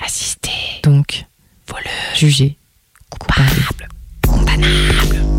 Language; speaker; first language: French; native; French